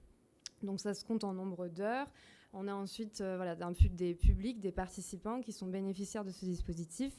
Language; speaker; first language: French; native; French